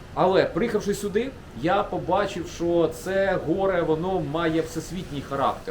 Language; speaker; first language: Ukrainian; non-native, local second language; Russian